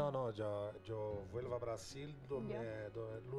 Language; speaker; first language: Spanish; non-native, local second language; Portuguese